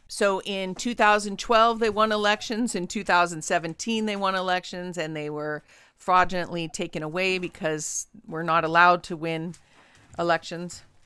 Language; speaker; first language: English; native; English